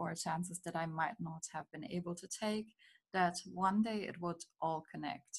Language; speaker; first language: English; non-native, fluent; German